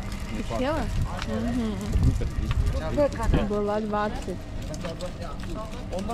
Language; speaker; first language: Russian; native; Russian